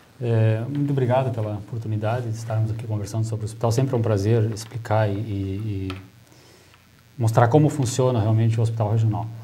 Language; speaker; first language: Portuguese; native; Portuguese